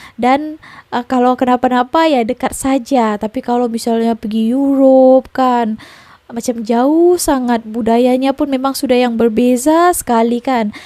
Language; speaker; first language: Indonesian; native; Indonesian